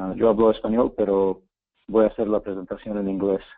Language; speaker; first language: Spanish; non-native, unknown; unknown